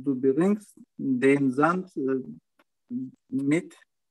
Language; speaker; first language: German; non-native, learner; Turkish